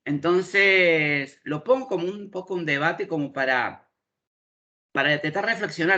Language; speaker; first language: Spanish; native; Spanish